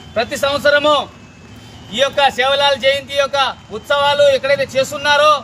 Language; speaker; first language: Telugu; non-native, local second language; Lambadi